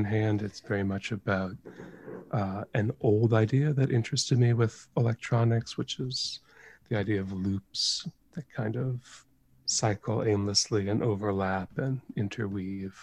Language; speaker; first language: English; native; English